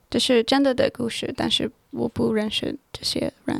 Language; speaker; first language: Chinese; non-native, learner; English